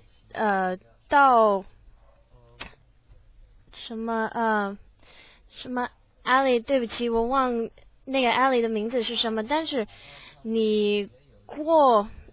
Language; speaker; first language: Chinese; non-native, learner; English